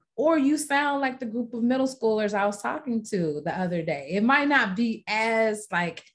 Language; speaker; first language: English; native; English